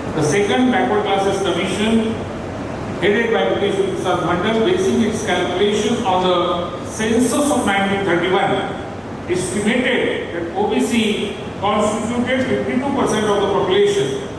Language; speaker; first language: English; non-native, local second language; Marathi